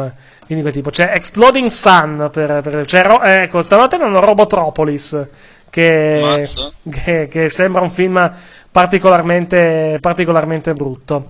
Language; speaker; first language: Italian; native; Italian